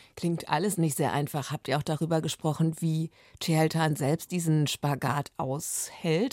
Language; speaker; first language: German; native; German